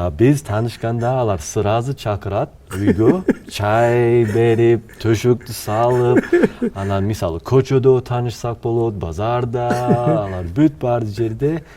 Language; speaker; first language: Kyrgyz; non-native, fluent; English